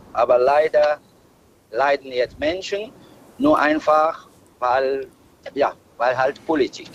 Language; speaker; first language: German; non-native, learner; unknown